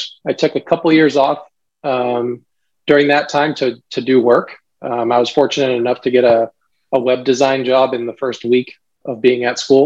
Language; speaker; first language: English; native; English